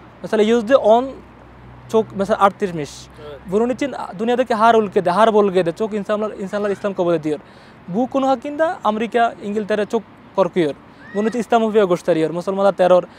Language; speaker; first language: Turkish; non-native, learner; Bangla